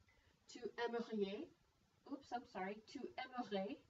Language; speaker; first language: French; non-native, fluent; English